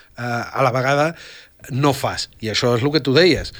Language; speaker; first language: Catalan; early bilingual, other home language; Spanish